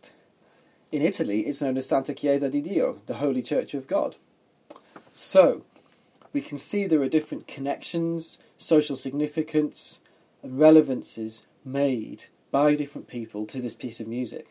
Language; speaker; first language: English; native; English